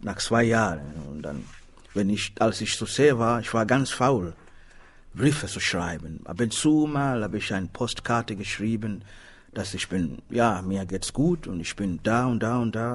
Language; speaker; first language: German; non-native, learner; Swahili